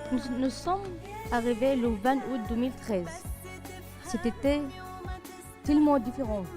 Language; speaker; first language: French; non-native, learner; Arabic